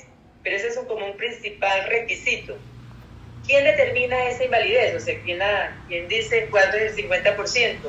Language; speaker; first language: Spanish; native; Spanish